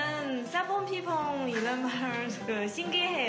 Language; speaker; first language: Korean; non-native, learner; Chinese